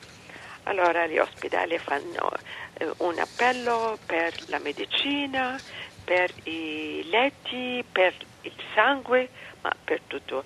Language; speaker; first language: Italian; non-native, fluent; Arabic